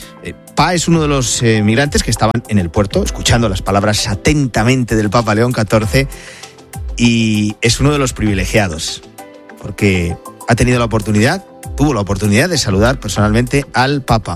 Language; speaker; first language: Spanish; native; Spanish